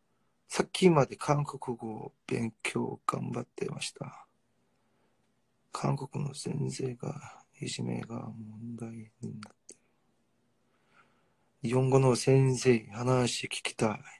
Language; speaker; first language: Japanese; non-native, fluent; Korean